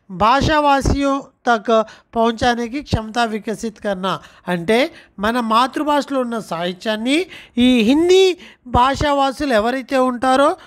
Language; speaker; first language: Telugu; non-native, local second language; Urdu